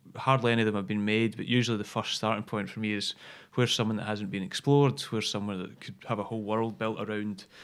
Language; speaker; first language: English; native; English